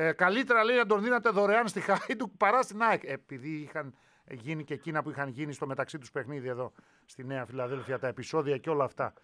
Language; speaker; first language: Greek; native; Greek